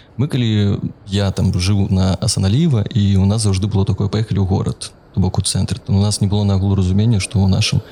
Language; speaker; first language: Belarusian; non-native, local second language; Russian